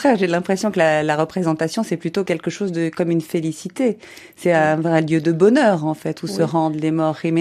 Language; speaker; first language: French; native; French